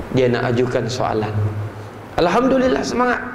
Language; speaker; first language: Malay; native; Malay